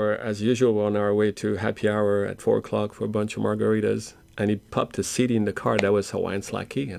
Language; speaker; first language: English; non-native, fluent; French